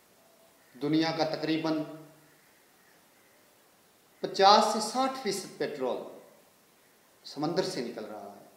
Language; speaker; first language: Urdu; native; Urdu